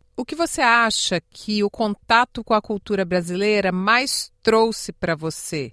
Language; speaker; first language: Portuguese; native; Portuguese